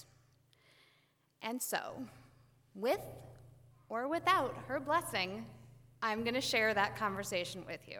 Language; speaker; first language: English; native; English